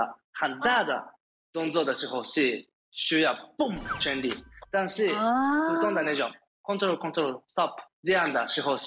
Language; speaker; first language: Chinese; non-native, learner; Japanese